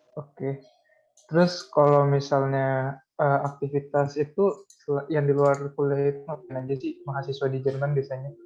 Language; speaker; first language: Indonesian; native; Indonesian